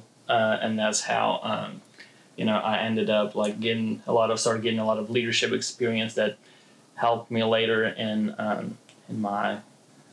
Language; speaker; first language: English; non-native, fluent; Ukrainian